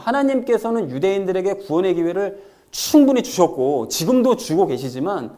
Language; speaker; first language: Korean; native; Korean